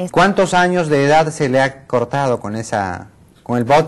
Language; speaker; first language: Spanish; native; Spanish